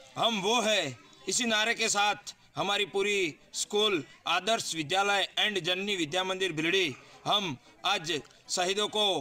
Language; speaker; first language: Hindi; non-native, local second language; Gujarati